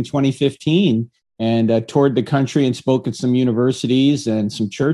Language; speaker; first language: English; native; English